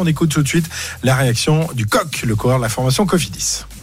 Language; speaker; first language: French; native; French